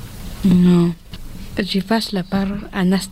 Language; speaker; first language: French; non-native, learner; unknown